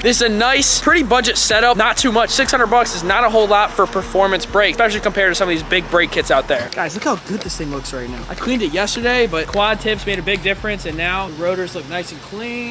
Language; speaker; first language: English; native; English